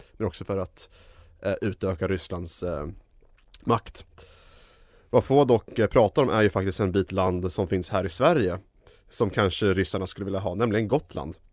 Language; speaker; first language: Swedish; native; Swedish